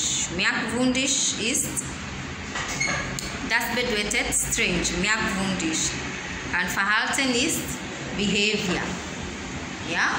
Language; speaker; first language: German; non-native, learner; English